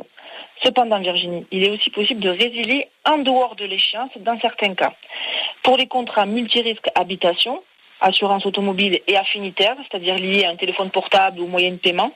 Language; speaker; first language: French; native; French